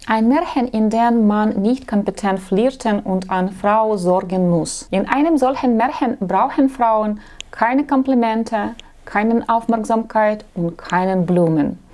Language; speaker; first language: German; non-native, learner; Russian